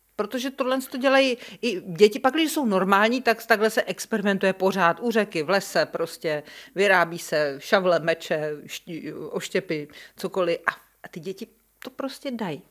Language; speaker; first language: Czech; native; Czech